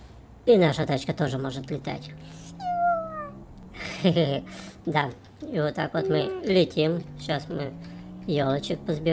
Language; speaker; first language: Russian; native; Russian